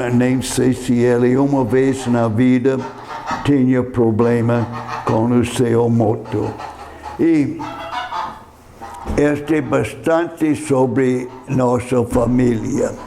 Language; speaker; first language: Portuguese; non-native, fluent; English